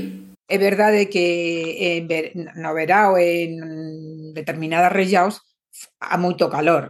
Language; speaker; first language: Portuguese; non-native, fluent; Spanish